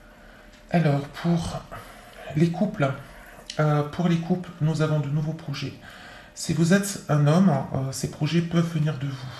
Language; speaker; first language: French; native; French